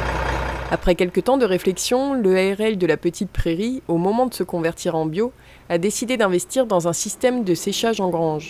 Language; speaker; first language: French; native; French